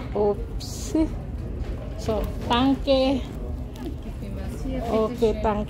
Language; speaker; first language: German; non-native, learner; Filipino